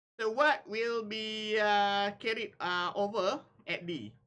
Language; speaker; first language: English; non-native, local second language; Malay